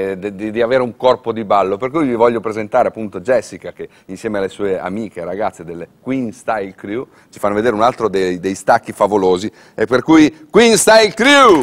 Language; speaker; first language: Italian; native; Italian